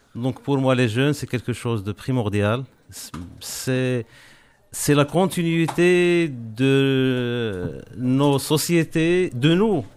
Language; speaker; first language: French; non-native, local second language; Arabic